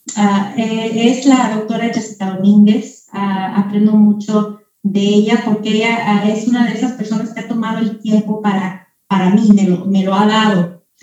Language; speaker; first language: Spanish; early bilingual, heritage; Spanish